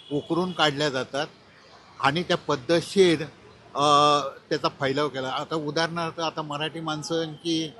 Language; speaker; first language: Marathi; native; Marathi